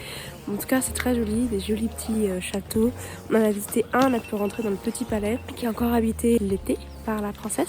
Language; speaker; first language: French; native; French